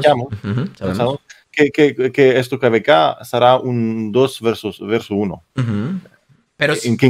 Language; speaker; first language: Spanish; non-native, learner; Italian